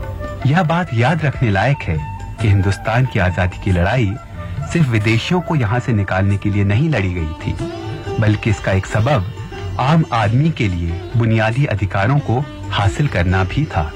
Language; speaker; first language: Hindi; native; Hindi